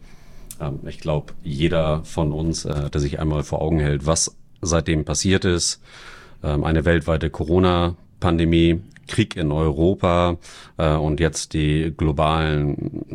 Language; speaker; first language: German; native; German